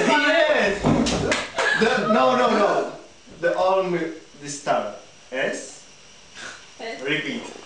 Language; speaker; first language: English; non-native, learner; Czech